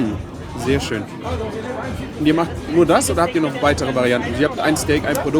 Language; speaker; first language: German; native; German